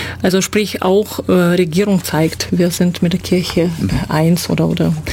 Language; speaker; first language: German; non-native, fluent; Russian